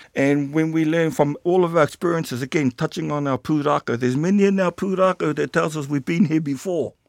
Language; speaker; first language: English; native; English